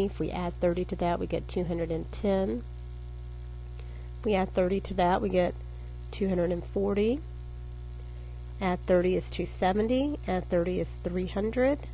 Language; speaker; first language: English; native; English